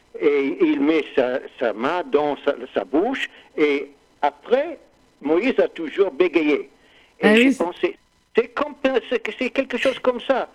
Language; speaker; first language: French; non-native, learner; English